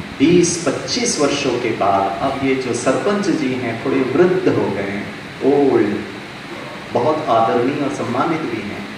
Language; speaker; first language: Hindi; non-native, local second language; Tamil